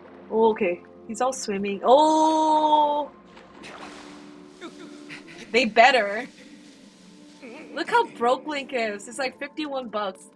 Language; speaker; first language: English; non-native, fluent; Korean